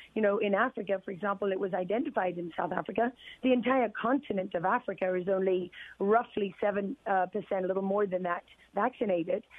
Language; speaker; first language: English; native; English